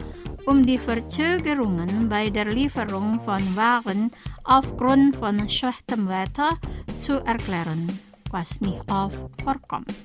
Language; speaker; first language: German; non-native, fluent; Indonesian